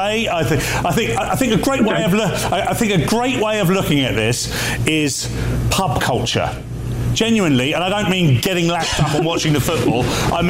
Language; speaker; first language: English; native; English